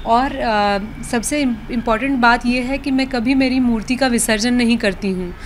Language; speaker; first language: Hindi; non-native, local second language; Marathi